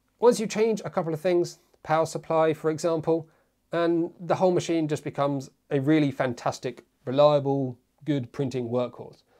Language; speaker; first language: English; native; English